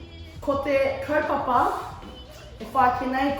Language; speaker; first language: Māori; non-native, local second language; English